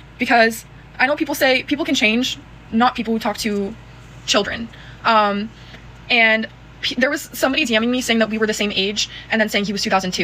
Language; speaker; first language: English; native; English